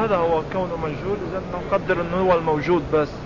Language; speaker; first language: Arabic; native; Arabic